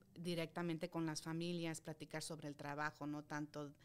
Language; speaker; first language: Spanish; early bilingual, heritage; Spanish